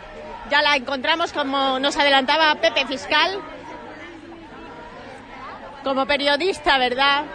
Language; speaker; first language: Spanish; native; Spanish